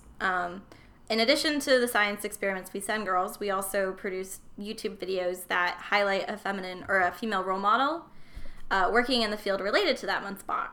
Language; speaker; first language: English; native; English